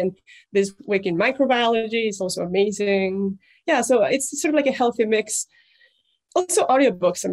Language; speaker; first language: English; non-native, fluent; Spanish